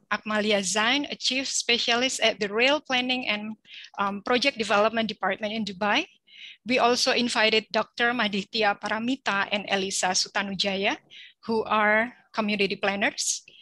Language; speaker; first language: English; non-native, fluent; Indonesian